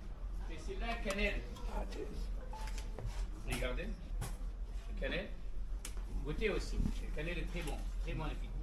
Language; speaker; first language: French; non-native, learner; Arabic